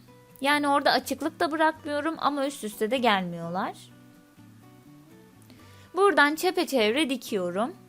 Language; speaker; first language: Turkish; native; Turkish